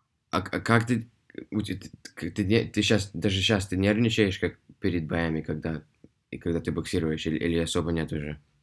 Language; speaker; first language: Russian; early bilingual, heritage; Russian